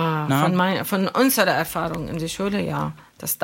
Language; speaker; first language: German; non-native, fluent; Arabic